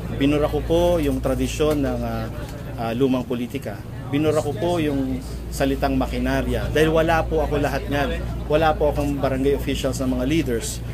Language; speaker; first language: Filipino; native; Filipino